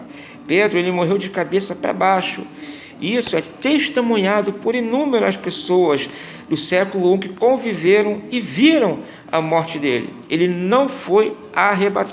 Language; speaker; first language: Portuguese; native; Portuguese